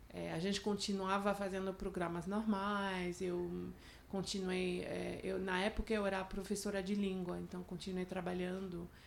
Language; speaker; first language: Portuguese; non-native, fluent; French